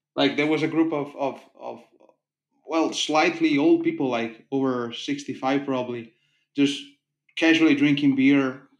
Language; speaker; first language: English; non-native, fluent; Italian